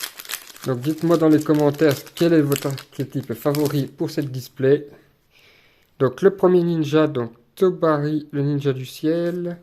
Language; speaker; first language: French; native; French